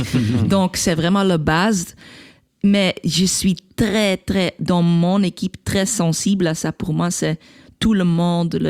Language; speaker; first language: French; non-native, local second language; Dutch